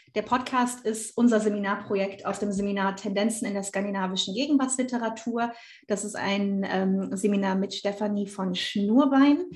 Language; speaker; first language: German; native; German